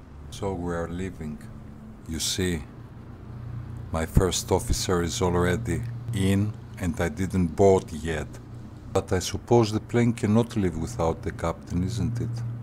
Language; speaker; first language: English; non-native, fluent; Greek